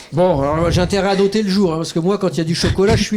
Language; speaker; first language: French; native; French